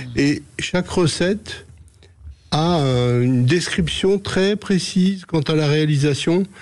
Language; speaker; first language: French; native; French